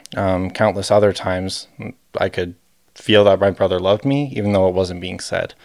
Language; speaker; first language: English; native; English